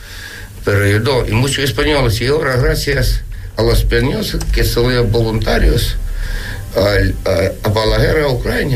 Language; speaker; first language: Spanish; non-native, learner; Ukrainian